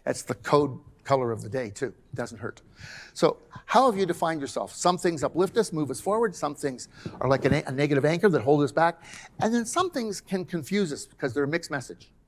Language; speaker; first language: English; native; English